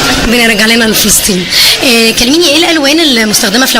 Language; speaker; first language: Arabic; native; Arabic